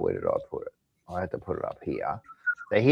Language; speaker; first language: English; native; English